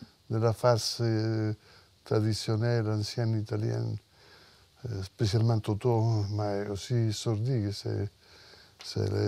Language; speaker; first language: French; non-native, fluent; Italian